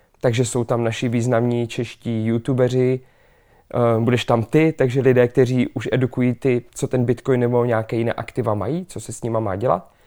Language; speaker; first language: Czech; native; Czech